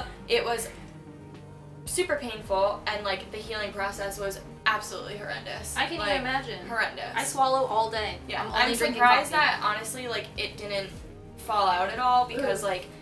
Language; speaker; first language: English; native; English